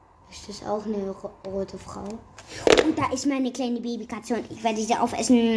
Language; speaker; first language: German; native; German